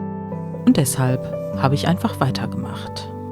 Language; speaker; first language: German; native; German